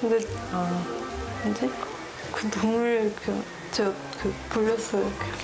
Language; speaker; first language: Korean; non-native, learner; Spanish